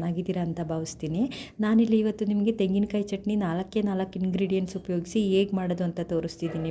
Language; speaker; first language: Kannada; native; Kannada